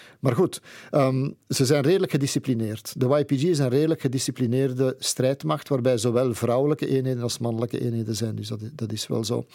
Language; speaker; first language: Dutch; native; Dutch